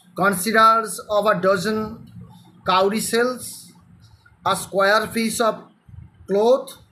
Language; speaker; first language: English; non-native, local second language; Bangla